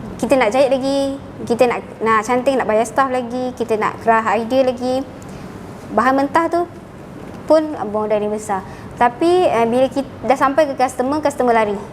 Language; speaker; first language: Malay; native; Malay